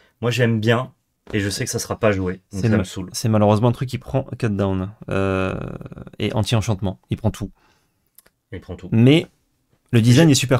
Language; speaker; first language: French; native; French